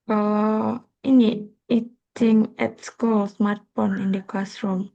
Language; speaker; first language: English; non-native, learner; Indonesian